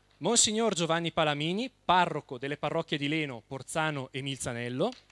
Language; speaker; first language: Italian; native; Italian